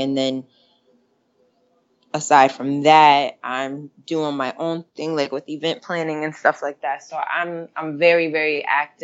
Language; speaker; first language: English; native; English